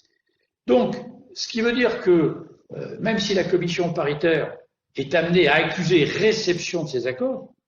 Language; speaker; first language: French; native; French